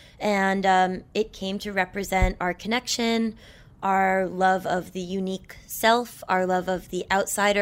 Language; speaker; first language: English; native; English